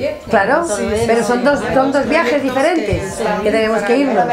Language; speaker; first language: Spanish; native; Spanish